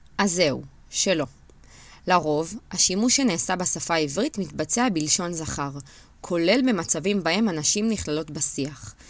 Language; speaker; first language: Hebrew; native; Hebrew